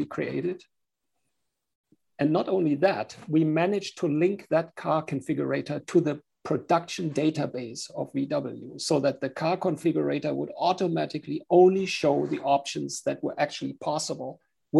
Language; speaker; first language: English; non-native, fluent; German